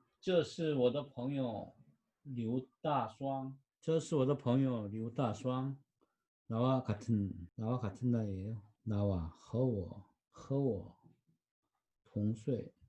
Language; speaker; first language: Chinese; non-native, fluent; Korean